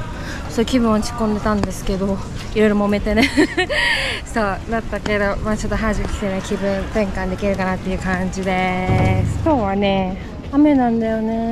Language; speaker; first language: Japanese; native; Japanese